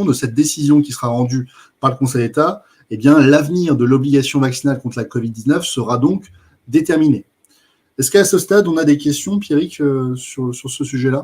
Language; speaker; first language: French; native; French